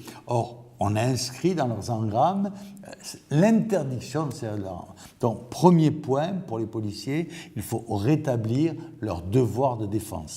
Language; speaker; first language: French; native; French